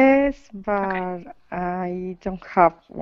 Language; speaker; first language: English; non-native, learner; Spanish